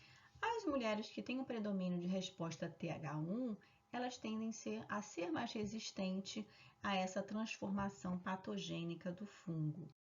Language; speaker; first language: Portuguese; native; Portuguese